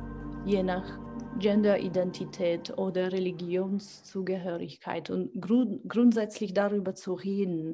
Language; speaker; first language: German; non-native, fluent; Georgian